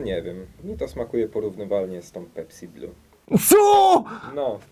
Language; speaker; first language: Polish; native; Polish